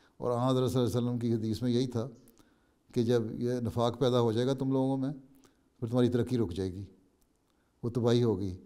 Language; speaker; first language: Urdu; native; Urdu